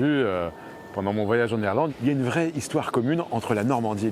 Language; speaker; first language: French; native; French